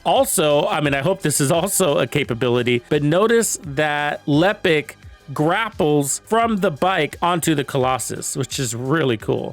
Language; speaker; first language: English; native; English